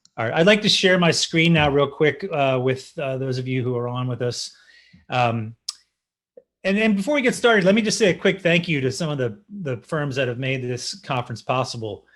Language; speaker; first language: English; native; English